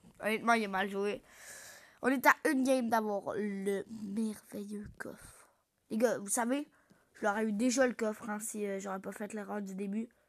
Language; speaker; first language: French; native; French